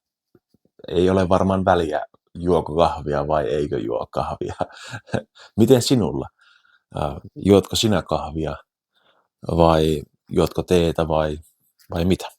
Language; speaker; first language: Finnish; native; Finnish